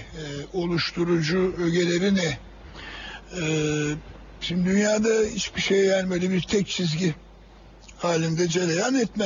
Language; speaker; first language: Turkish; native; Turkish